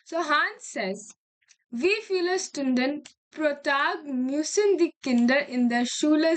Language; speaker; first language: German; non-native, learner; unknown